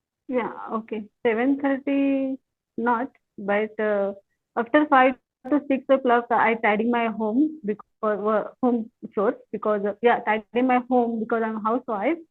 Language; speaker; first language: English; non-native, learner; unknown